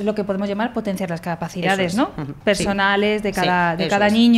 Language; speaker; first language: Spanish; native; Spanish